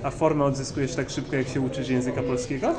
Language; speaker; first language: Polish; native; Polish